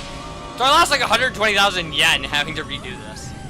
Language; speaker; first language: English; native; English